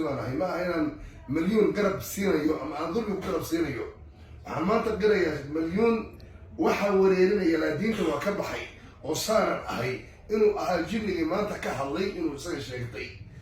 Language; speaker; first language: Somali; native; Somali